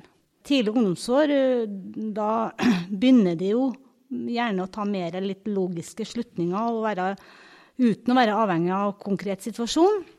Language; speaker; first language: Norwegian; native; Norwegian